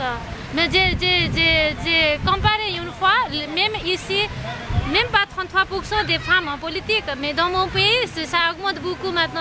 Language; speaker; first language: French; non-native, learner; Nepali